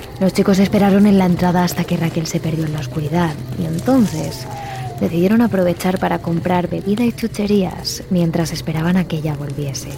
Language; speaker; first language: Spanish; native; Spanish